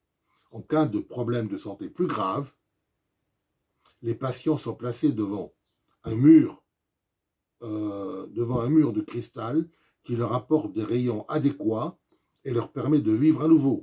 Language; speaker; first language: French; native; French